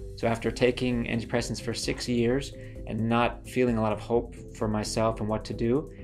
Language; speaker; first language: English; native; English